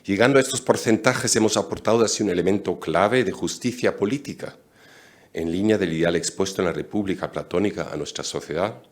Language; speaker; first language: Spanish; non-native, fluent; German